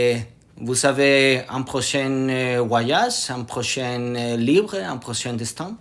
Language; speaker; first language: French; non-native, learner; Spanish